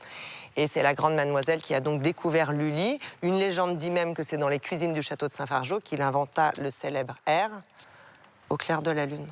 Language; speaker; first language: French; native; French